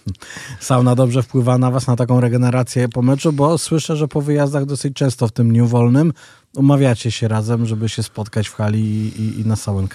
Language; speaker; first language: Polish; native; Polish